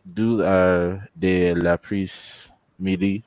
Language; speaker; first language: French; non-native, learner; English